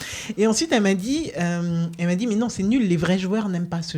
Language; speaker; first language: French; native; French